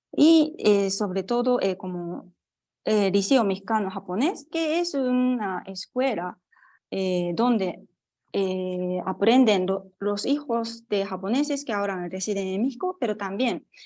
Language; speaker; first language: Spanish; non-native, fluent; Japanese